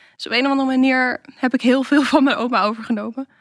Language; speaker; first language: Dutch; native; Dutch